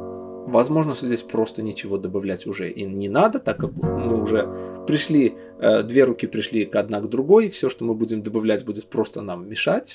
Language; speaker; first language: Russian; native; Russian